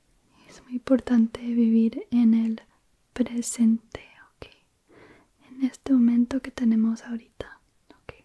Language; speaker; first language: Spanish; early bilingual, heritage; Spanish